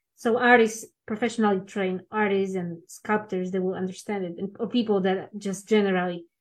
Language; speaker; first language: English; non-native, fluent; Polish